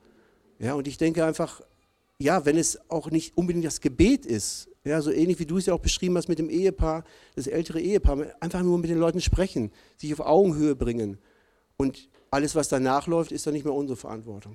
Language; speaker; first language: German; native; German